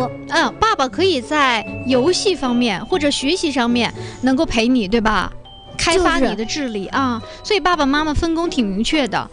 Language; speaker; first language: Chinese; native; Chinese